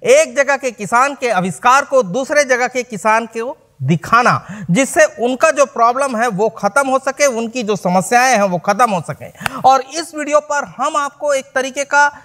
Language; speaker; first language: Hindi; native; Hindi